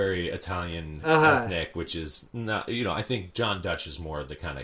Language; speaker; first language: English; native; English